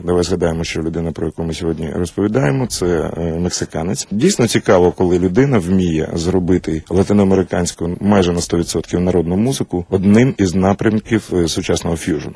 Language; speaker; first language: Ukrainian; native; Ukrainian